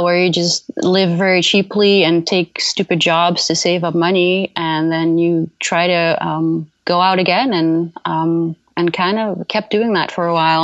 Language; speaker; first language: English; non-native, fluent; Dutch